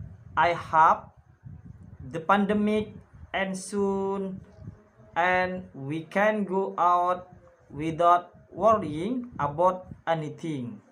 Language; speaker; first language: English; non-native, learner; Indonesian